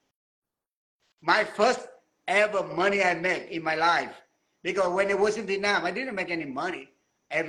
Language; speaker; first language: English; non-native, learner; Vietnamese